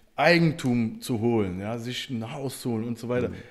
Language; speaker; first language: German; native; German